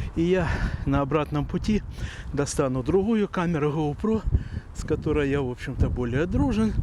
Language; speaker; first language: Russian; native; Russian